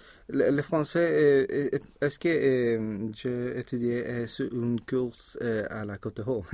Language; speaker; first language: French; non-native, learner; Spanish